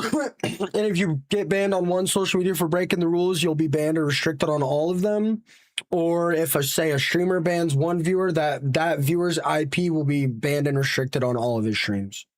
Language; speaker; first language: English; native; English